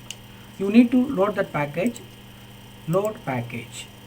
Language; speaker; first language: English; non-native, local second language; Tamil